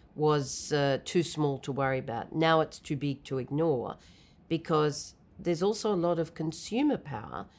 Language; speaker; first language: English; native; English